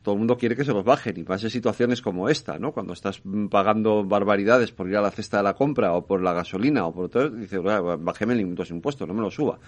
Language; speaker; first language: Spanish; native; Spanish